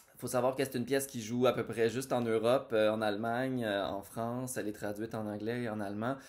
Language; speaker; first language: French; native; French